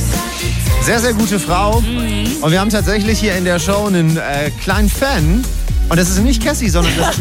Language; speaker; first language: German; native; German